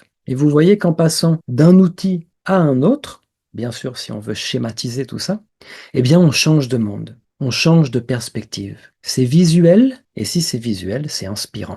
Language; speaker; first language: French; native; French